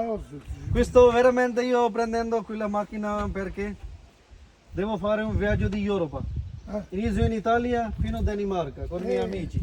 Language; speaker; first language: Italian; non-native, learner; Urdu